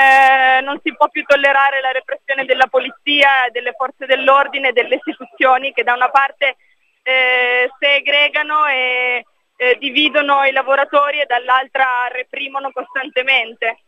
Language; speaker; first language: Italian; native; Italian